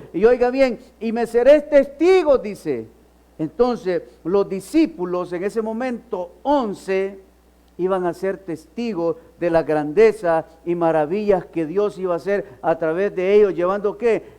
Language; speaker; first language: Spanish; native; Spanish